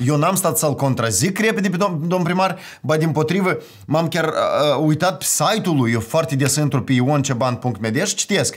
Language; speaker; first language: Romanian; native; Romanian